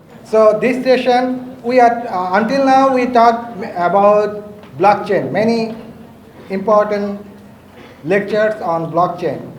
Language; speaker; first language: English; non-native, fluent; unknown